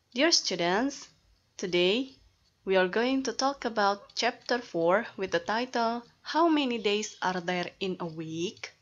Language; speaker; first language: English; non-native, fluent; Indonesian